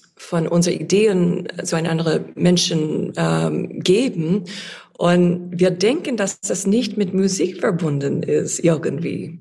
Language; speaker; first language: German; non-native, fluent; English